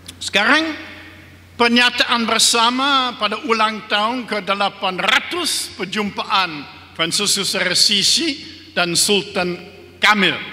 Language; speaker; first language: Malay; non-native, fluent; English